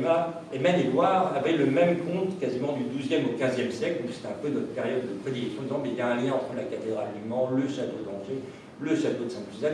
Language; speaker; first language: French; native; French